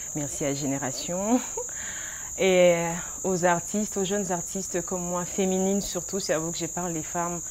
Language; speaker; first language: French; non-native, local second language; Lingala